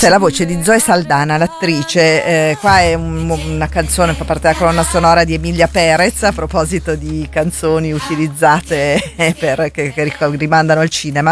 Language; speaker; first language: Italian; native; Italian